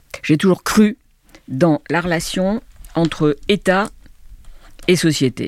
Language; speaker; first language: French; native; French